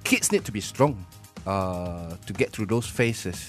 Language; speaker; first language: English; non-native, local second language; Malay